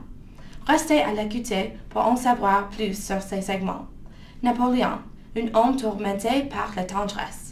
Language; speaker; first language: French; non-native, learner; English